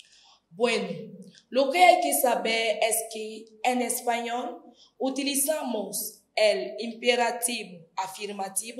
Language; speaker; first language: Spanish; non-native, fluent; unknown